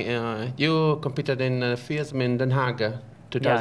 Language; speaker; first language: English; non-native, learner; Italian